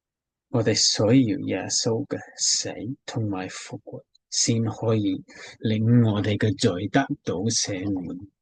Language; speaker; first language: Cantonese; non-native, fluent; English